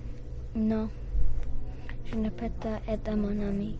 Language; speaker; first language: French; non-native, learner; English